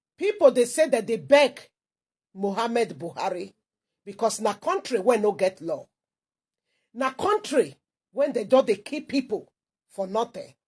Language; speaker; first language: Nigerian Pidgin; non-native, local second language; Igbo